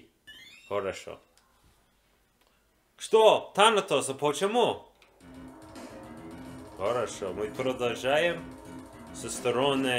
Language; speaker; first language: Russian; non-native, learner; English